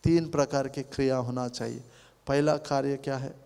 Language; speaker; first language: Hindi; non-native, local second language; Telugu